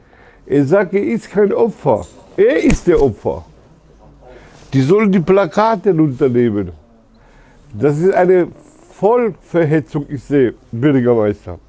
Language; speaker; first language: German; early bilingual, other home language; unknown